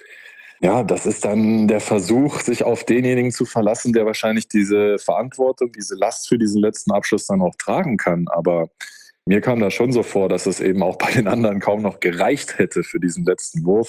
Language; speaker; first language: German; native; German